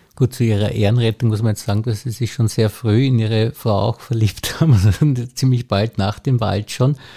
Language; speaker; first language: German; native; German